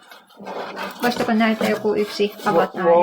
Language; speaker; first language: Finnish; non-native, fluent; Japanese